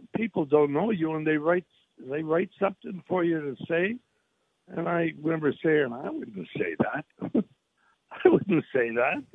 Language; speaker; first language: English; native; English